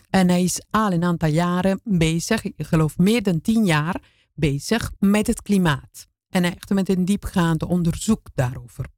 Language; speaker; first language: Dutch; non-native, fluent; Italian